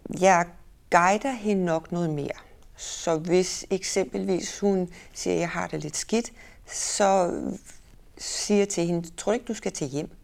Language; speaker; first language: Danish; native; Danish